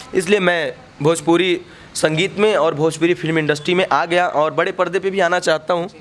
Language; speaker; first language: Hindi; native; Hindi